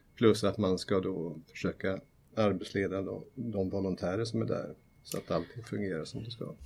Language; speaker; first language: Swedish; native; Swedish